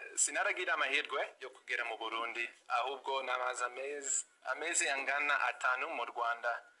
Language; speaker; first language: Kinyarwanda; non-native, fluent; English